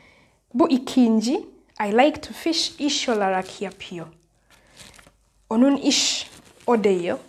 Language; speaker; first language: Turkish; non-native, fluent; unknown